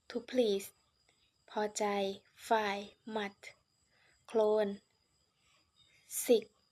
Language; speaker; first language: English; non-native, learner; Thai